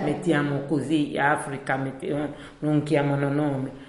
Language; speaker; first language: Italian; non-native, learner; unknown